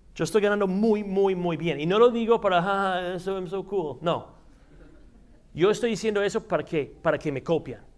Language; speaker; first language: Spanish; non-native, fluent; English